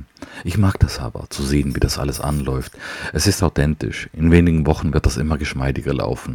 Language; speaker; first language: German; non-native, local second language; Ladin